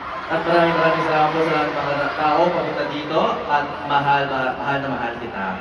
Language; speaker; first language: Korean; non-native, learner; Filipino